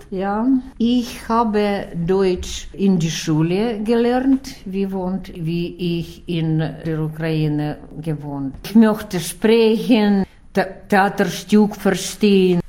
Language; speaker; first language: German; non-native, learner; Ukrainian